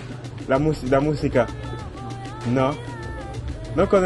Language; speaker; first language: Spanish; non-native, learner; French